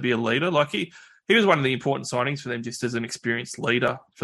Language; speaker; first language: English; native; English